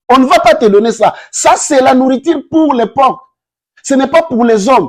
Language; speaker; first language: French; non-native, local second language; Lingala